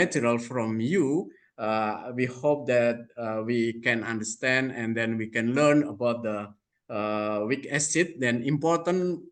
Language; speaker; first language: English; non-native, fluent; Indonesian